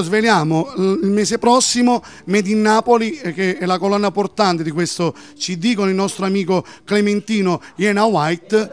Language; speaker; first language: Italian; native; Italian